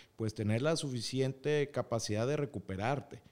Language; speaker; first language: Spanish; native; Spanish